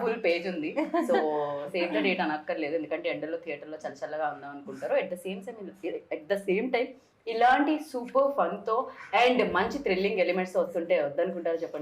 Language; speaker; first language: Telugu; native; Telugu